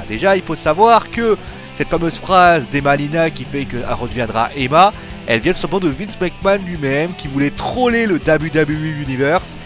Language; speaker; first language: French; native; French